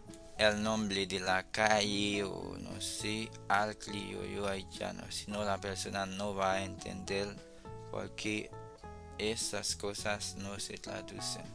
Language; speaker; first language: Spanish; non-native, fluent; Haitian Creole